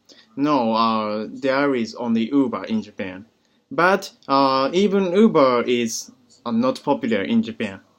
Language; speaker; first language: English; non-native, learner; Japanese